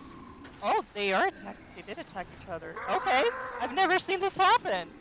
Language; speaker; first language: English; native; English